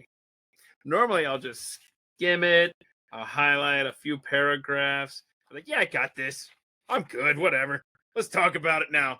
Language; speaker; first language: English; native; English